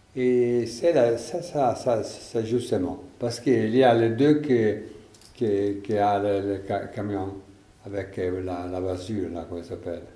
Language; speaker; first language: French; non-native, learner; Italian